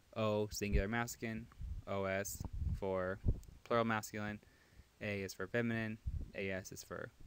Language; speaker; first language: English; native; English